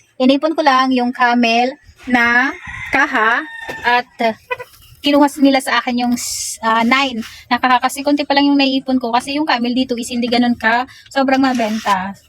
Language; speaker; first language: Filipino; native; Filipino